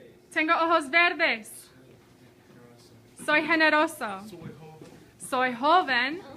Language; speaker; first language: Spanish; non-native, fluent; English